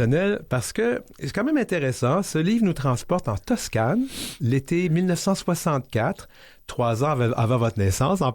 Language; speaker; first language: French; native; French